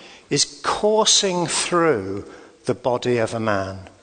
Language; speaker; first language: English; native; English